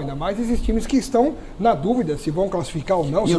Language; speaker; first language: Portuguese; native; Portuguese